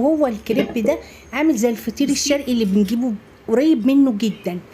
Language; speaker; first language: Arabic; native; Arabic